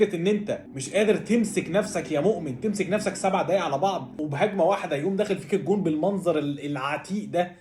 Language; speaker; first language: Arabic; native; Arabic